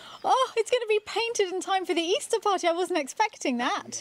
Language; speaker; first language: English; native; English